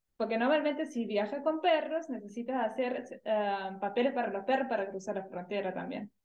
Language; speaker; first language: Spanish; non-native, fluent; German